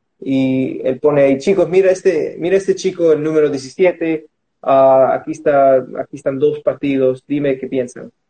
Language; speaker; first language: Spanish; early bilingual, heritage; Spanish